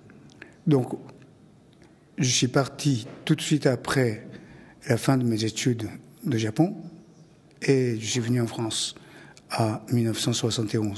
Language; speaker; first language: French; non-native, fluent; Japanese